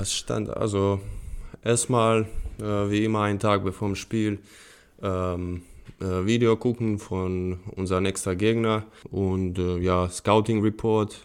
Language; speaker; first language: German; non-native, fluent; Bosnian